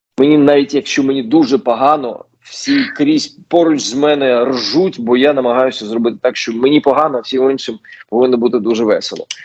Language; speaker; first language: Ukrainian; non-native, local second language; Russian